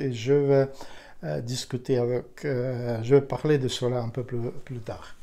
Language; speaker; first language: French; non-native, learner; Ukrainian